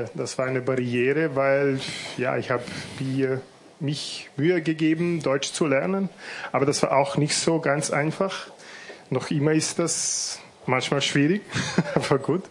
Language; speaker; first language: German; non-native, fluent; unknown